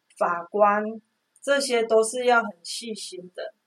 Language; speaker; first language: Chinese; non-native, local second language; Min Nan Chinese